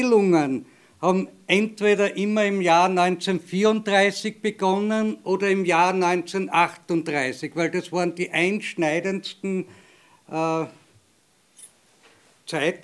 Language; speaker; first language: German; native; German